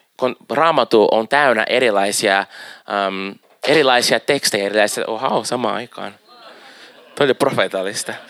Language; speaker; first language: Finnish; non-native, fluent; Portuguese